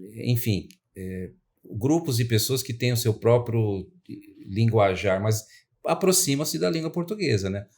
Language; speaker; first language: Portuguese; native; Portuguese